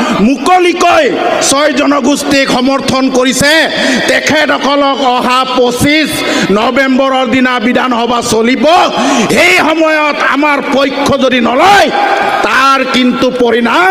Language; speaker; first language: Assamese; non-native, local second language; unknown